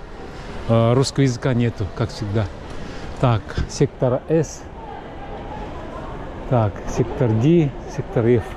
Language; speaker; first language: Russian; non-native, local second language; Kyrgyz